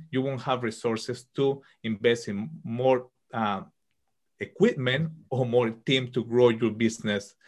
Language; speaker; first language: English; non-native, fluent; Spanish